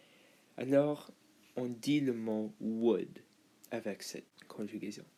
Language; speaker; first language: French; non-native, learner; English